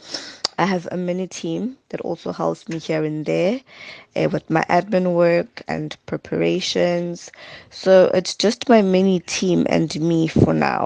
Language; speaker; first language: English; non-native, local second language; Zulu